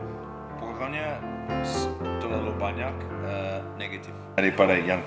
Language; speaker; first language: Indonesian; non-native, learner; English